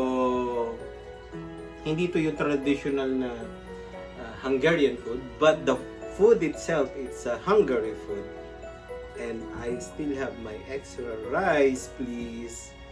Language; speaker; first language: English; non-native, local second language; Filipino